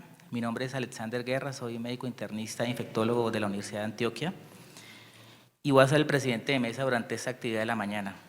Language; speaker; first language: Spanish; native; Spanish